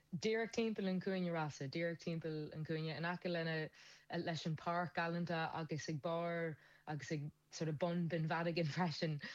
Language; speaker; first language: Irish; non-native, local second language; English